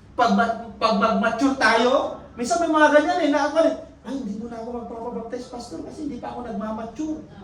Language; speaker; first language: Filipino; non-native, local second language; Iloko